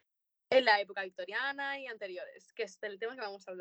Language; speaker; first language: Spanish; native; Spanish